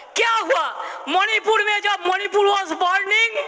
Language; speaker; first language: Hindi; non-native, local second language; Bangla